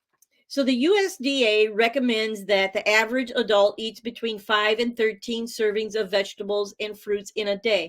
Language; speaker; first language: English; native; English